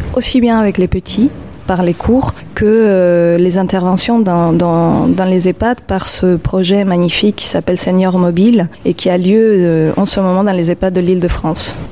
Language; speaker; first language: French; non-native, fluent; Spanish